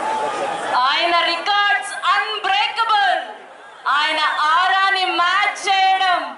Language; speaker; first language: Telugu; non-native, fluent; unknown